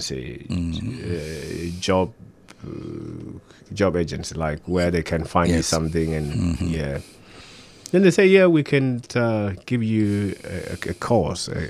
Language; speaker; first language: English; early bilingual, other home language; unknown